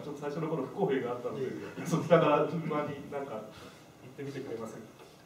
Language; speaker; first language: Japanese; native; Japanese